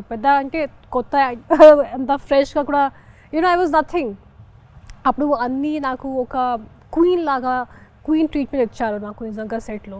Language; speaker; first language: Telugu; non-native, local second language; Hindi